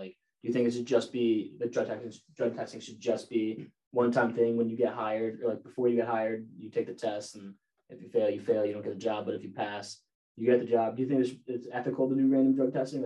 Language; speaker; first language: English; native; English